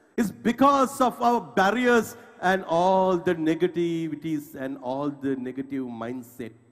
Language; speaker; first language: English; non-native, local second language; Sinhala